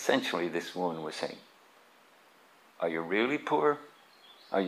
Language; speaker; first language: English; native; English